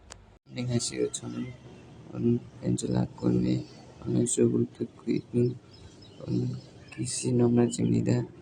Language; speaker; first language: Korean; non-native, learner; Nepali